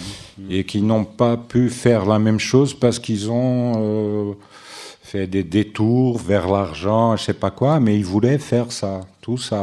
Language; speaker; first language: French; non-native, fluent; Portuguese